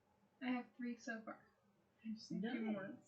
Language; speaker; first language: English; native; English